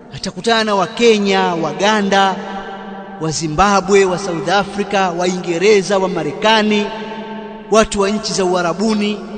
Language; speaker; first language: Swahili; native; Swahili